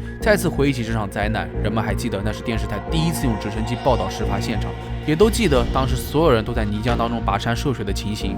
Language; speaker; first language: Chinese; native; Chinese